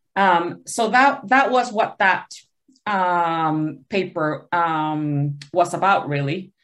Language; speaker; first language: English; early bilingual, other home language; Spanish